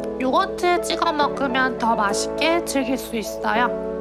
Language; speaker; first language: Korean; native; Korean